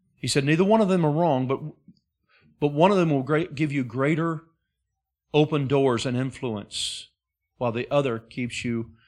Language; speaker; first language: English; native; English